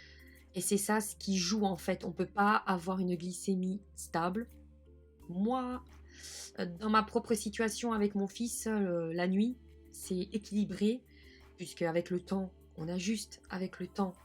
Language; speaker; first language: French; native; French